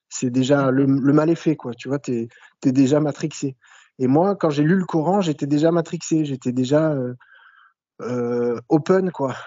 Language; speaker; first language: French; native; French